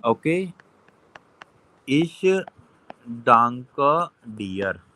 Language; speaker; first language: German; non-native, fluent; Hindi